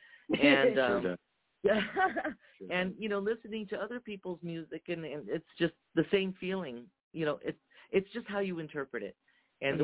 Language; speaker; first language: English; early bilingual, other home language; Japanese